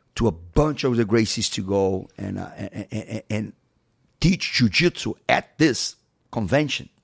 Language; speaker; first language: English; non-native, fluent; Portuguese